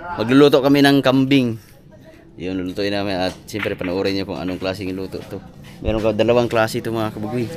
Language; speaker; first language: Filipino; non-native, local second language; Cebuano